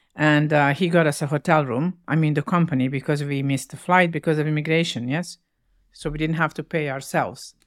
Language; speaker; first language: English; non-native, fluent; Bosnian